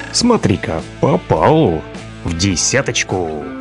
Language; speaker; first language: Russian; native; Russian